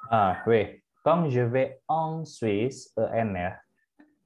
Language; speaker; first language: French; non-native, fluent; Indonesian